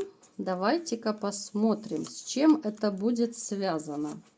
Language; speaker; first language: Russian; native; Russian